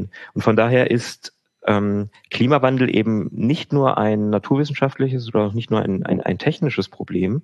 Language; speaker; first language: German; native; German